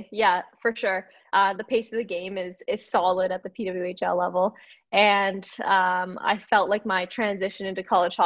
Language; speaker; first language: English; native; English